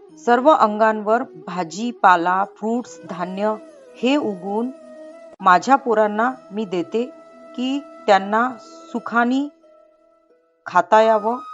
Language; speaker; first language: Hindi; non-native, local second language; Marathi